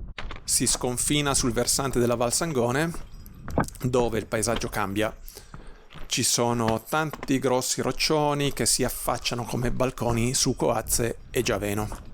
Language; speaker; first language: Italian; native; Italian